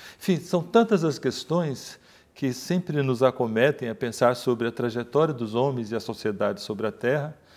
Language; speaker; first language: Portuguese; native; Portuguese